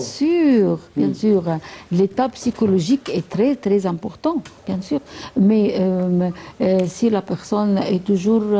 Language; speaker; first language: French; non-native, fluent; Arabic